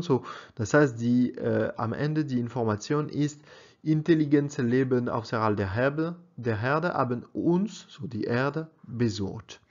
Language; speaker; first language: German; non-native, learner; French